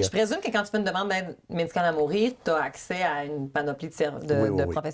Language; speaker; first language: French; native; French